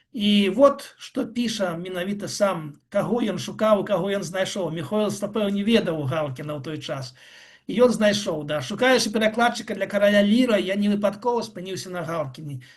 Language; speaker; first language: Belarusian; non-native, local second language; Russian